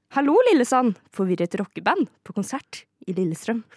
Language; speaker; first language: Norwegian; native; Norwegian